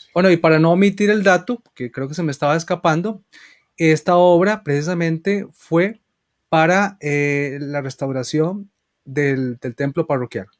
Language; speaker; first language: Spanish; native; Spanish